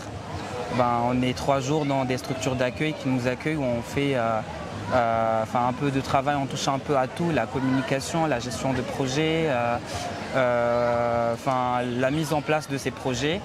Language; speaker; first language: French; non-native, local second language; Arabic